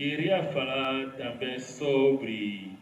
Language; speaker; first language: Portuguese; non-native, learner; Lingala